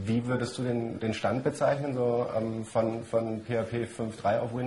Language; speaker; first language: German; native; German